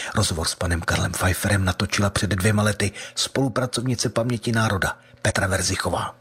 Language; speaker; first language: Czech; native; Czech